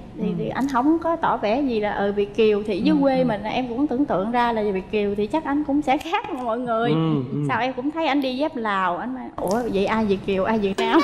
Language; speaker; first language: Vietnamese; native; Vietnamese